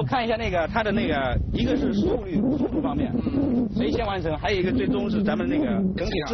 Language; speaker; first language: Chinese; native; Chinese